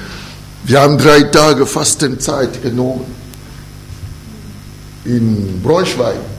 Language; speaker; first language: German; non-native, fluent; French